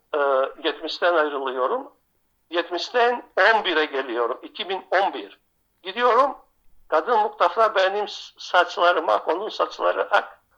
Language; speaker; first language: Turkish; non-native, local second language; Greek